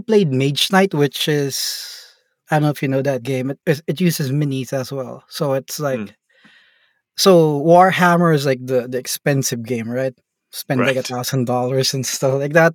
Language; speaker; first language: English; non-native, local second language; Filipino